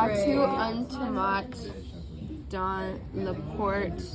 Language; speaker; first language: French; non-native, learner; English